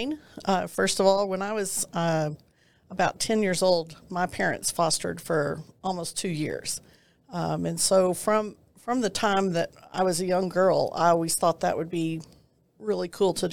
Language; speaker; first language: English; native; English